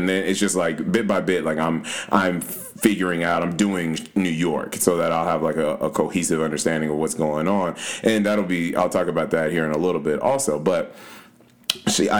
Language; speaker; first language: English; native; English